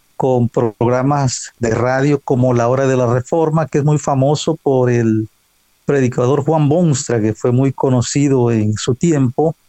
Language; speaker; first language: Spanish; native; Spanish